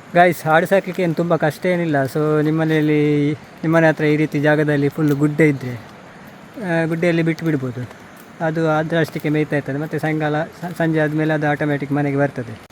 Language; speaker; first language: Kannada; non-native, local second language; Tulu